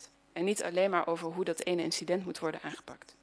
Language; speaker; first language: Dutch; native; Dutch